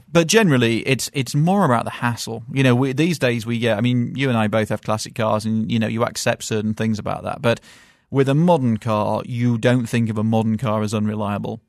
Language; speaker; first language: English; native; English